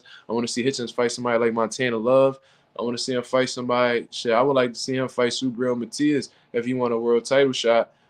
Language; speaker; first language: English; native; English